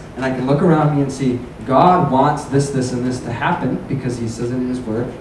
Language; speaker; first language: English; native; English